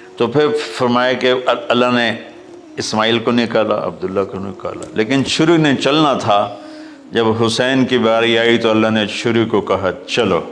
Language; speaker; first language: Urdu; non-native, local second language; Punjabi